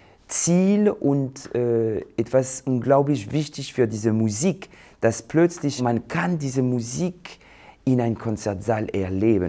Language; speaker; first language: German; non-native, fluent; French